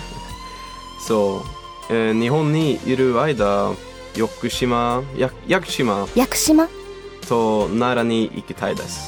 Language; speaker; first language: Japanese; non-native, learner; Swedish